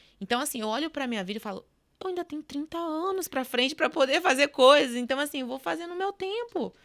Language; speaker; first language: Portuguese; native; Portuguese